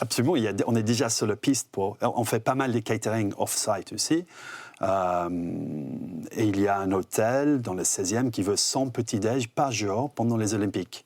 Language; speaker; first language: French; non-native, fluent; English